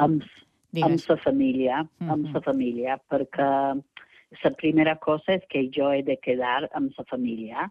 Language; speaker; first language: Catalan; non-native, fluent; English